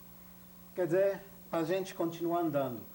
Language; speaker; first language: Portuguese; non-native, fluent; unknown